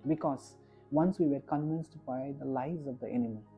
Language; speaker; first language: English; non-native, local second language; Kannada